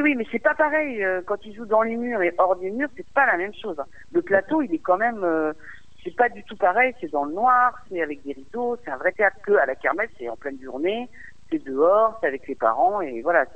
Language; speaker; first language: French; native; French